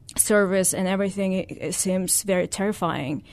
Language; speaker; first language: English; non-native, fluent; Russian